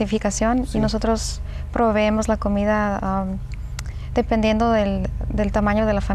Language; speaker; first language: Spanish; early bilingual, heritage; Spanish